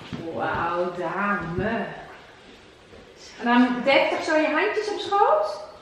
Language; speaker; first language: Dutch; native; Dutch